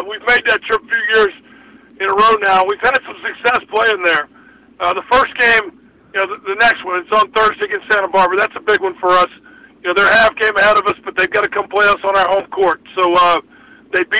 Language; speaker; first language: English; native; English